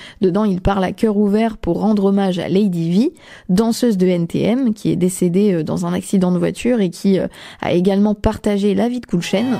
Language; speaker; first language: French; native; French